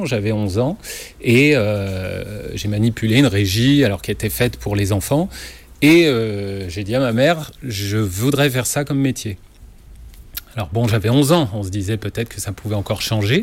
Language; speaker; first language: French; native; French